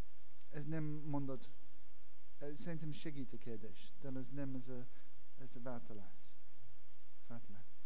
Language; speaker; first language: Hungarian; non-native, learner; English